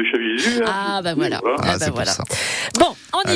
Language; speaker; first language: French; native; French